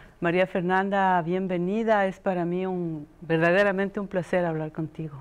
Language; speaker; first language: Spanish; native; Spanish